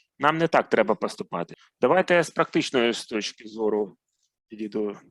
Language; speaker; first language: Ukrainian; non-native, fluent; Arabic